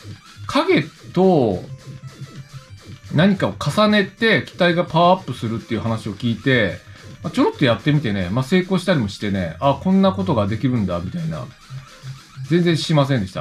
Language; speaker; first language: Japanese; native; Japanese